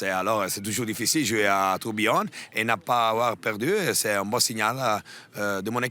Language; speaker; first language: French; non-native, local second language; Italian